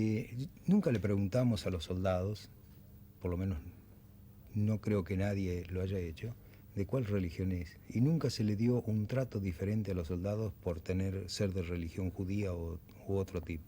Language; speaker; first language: Spanish; native; Spanish